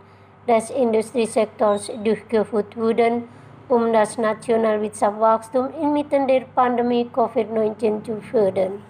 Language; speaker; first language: German; non-native, fluent; Indonesian